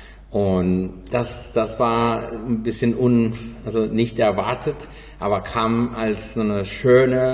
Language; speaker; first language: German; non-native, fluent; Spanish